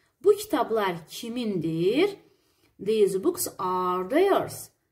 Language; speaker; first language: English; non-native, fluent; Azerbaijani